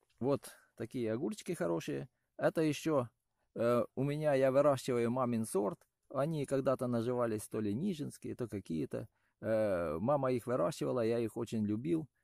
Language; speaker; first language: Russian; non-native, local second language; Ukrainian